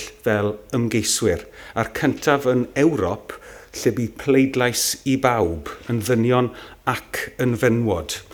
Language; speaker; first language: Welsh; native; Welsh